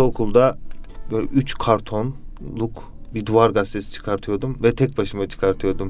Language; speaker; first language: Turkish; native; Turkish